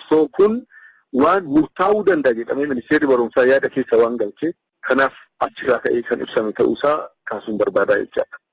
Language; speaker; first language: Oromo; native; Oromo